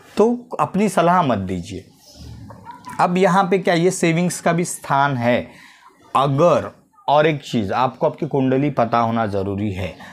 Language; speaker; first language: Hindi; non-native, local second language; Marathi